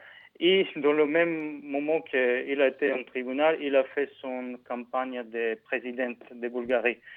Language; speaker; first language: French; non-native, fluent; Bulgarian